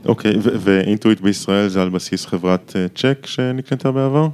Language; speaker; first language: Hebrew; native; Hebrew